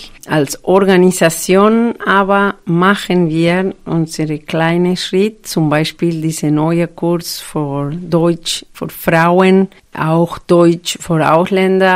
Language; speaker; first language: German; non-native, fluent; Spanish